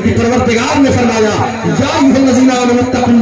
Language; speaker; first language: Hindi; native; Hindi